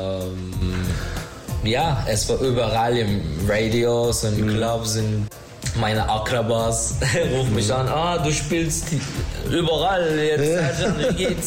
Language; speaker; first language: German; non-native, learner; Turkish